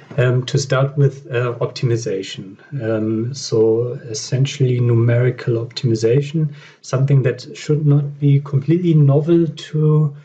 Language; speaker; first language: English; non-native, fluent; German